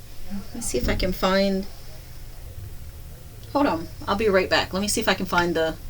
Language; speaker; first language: English; native; English